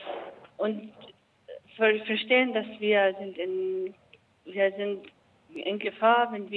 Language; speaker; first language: German; non-native, learner; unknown